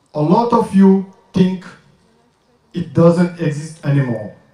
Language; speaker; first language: English; non-native, learner; French